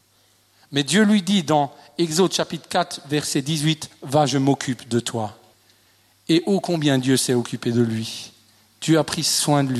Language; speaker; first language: French; native; French